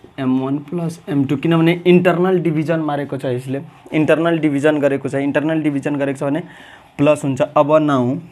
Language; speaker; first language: Nepali; non-native, local second language; Maithili